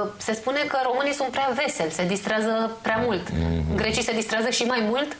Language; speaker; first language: Romanian; native; Romanian